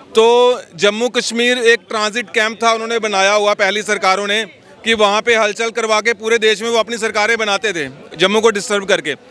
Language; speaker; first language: Hindi; native; Hindi